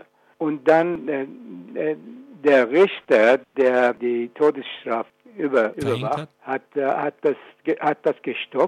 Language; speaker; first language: German; non-native, fluent; Persian